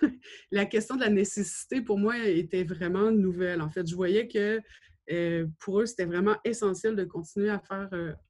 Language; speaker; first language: French; native; French